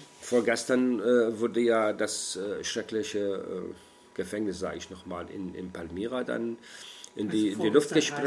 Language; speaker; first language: German; non-native, fluent; Arabic